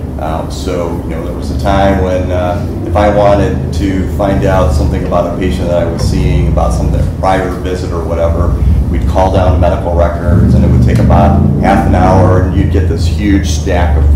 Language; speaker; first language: English; native; English